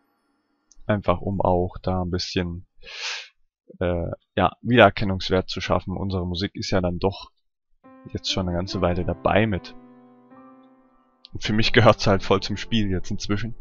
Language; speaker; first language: German; native; German